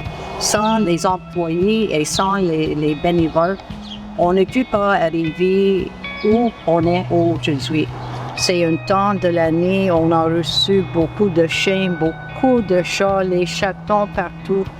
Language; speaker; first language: French; non-native, local second language; English